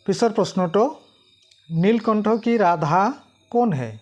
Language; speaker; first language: Hindi; non-native, local second language; Assamese